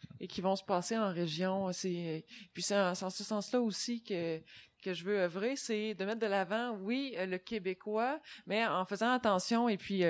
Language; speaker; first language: French; native; French